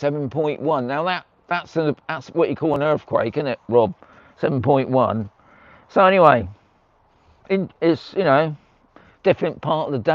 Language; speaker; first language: English; native; English